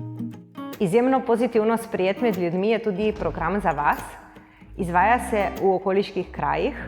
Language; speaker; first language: Slovenian; native; Slovenian